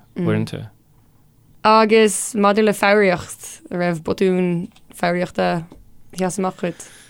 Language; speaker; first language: Irish; non-native, local second language; English